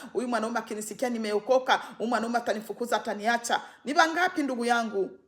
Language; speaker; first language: Swahili; native; Swahili